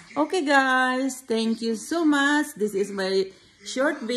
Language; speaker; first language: English; non-native, learner; Filipino